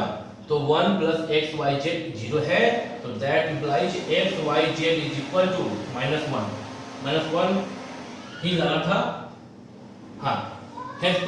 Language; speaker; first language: Hindi; native; Hindi